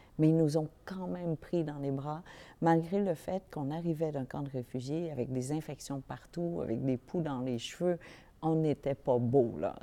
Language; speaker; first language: French; early bilingual, other home language; Vietnamese